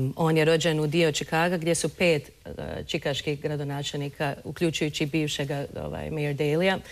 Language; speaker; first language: Croatian; early bilingual, heritage; Croatian